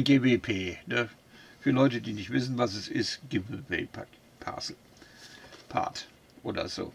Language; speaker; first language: German; native; German